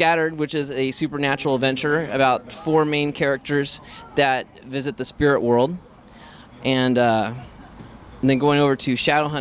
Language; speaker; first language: English; native; English